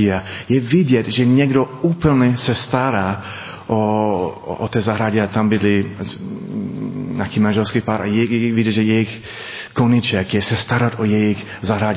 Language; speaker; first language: Czech; non-native, learner; English